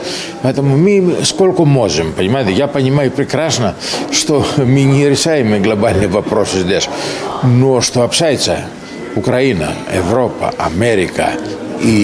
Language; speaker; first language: Ukrainian; non-native, learner; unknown